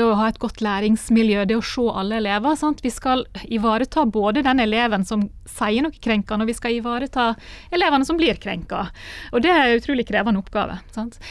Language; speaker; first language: Norwegian; native; Norwegian